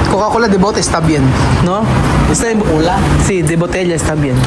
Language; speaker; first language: Spanish; non-native, learner; Filipino